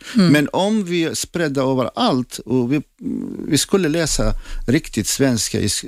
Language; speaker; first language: Swedish; non-native, fluent; Assyrian Neo-Aramaic